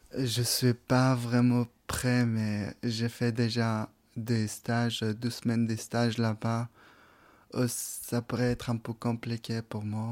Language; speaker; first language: French; non-native, fluent; Persian